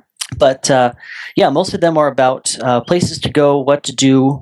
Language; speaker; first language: English; native; English